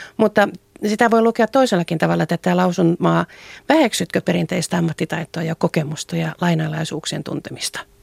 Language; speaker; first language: Finnish; native; Finnish